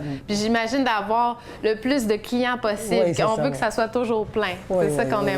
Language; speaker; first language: French; native; French